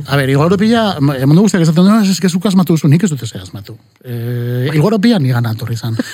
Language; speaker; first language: Basque; non-native, local second language; Spanish